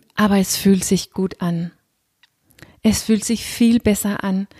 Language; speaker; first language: German; non-native, fluent; Danish